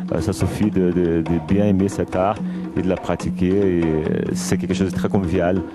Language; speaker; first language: French; non-native, fluent; Portuguese